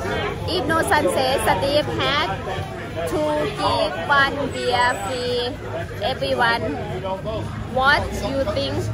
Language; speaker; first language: English; non-native, learner; Thai